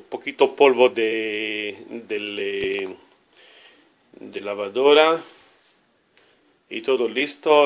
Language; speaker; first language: Spanish; non-native, learner; Hebrew